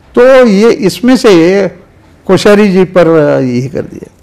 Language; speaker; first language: Hindi; non-native, local second language; Marathi